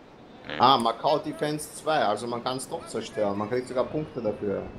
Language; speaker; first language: German; native; German